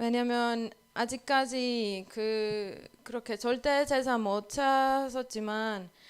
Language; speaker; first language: Korean; non-native, learner; Spanish